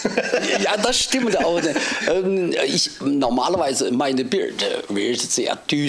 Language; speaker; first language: German; non-native, learner; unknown